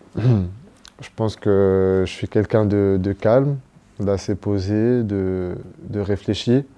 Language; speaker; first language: French; early bilingual, other home language; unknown